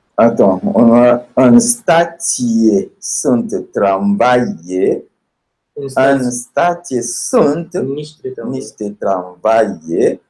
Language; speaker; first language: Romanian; non-native, fluent; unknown